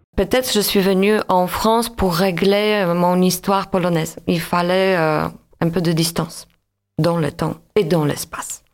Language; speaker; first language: French; non-native, fluent; Polish